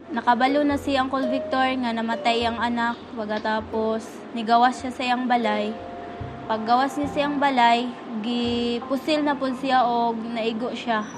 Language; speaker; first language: Cebuano; non-native, local second language; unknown